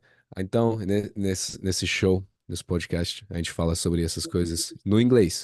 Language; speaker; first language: Portuguese; non-native, fluent; English